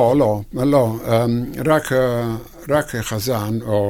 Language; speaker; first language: Hebrew; non-native, fluent; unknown